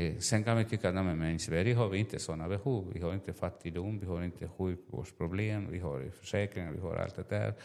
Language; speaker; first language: Swedish; non-native, fluent; Spanish